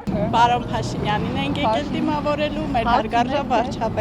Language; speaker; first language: Armenian; native; Armenian